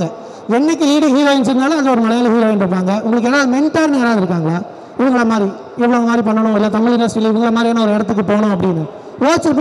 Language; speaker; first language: Tamil; native; Tamil